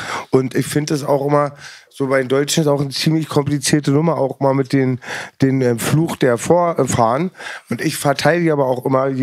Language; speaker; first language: German; native; German